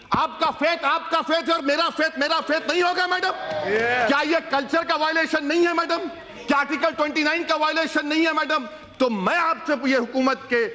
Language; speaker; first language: Urdu; native; Urdu